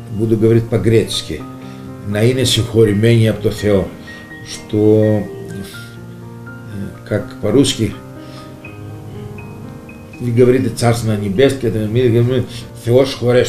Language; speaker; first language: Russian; non-native, learner; Greek